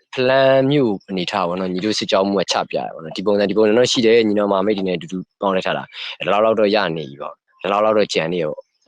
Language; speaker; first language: Burmese; native; Burmese